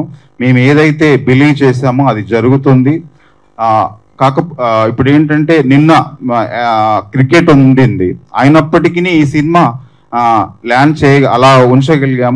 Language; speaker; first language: Telugu; native; Telugu